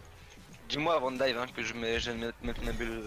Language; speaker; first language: French; native; French